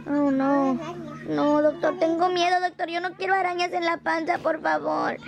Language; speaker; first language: Spanish; native; Spanish